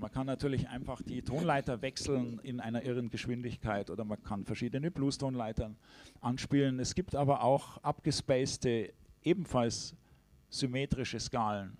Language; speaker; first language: German; native; German